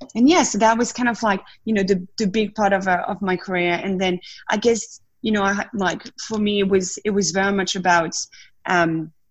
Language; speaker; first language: English; non-native, fluent; French